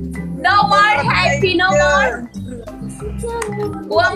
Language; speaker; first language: English; non-native, learner; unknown